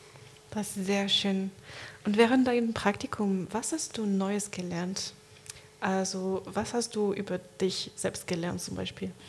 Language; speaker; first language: German; non-native, learner; French